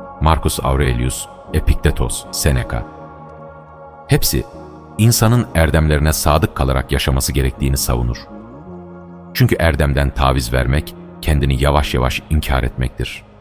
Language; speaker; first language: Turkish; native; Turkish